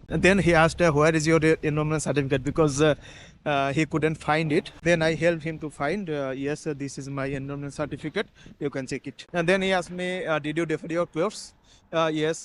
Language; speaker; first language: English; non-native, local second language; Bangla